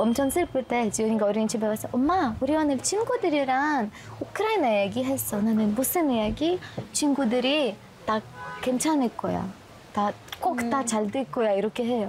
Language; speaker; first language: Korean; non-native, learner; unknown